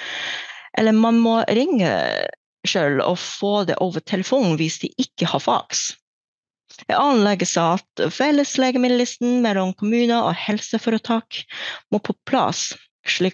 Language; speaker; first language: Norwegian; non-native, fluent; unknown